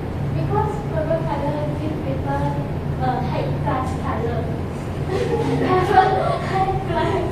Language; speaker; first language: English; non-native, learner; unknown